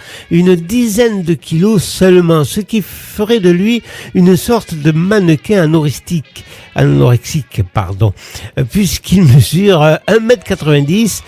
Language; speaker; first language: French; native; French